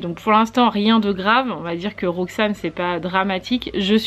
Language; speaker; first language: French; native; French